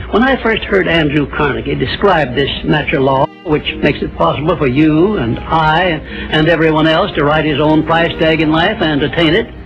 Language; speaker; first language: English; native; English